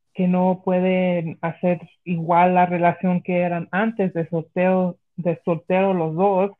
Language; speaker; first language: Spanish; early bilingual, heritage; Spanish